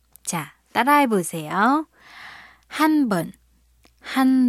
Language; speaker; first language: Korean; non-native, fluent; Vietnamese